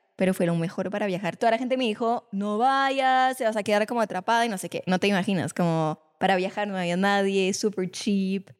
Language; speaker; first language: Spanish; non-native, fluent; French